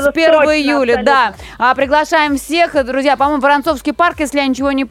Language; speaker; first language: Russian; native; Russian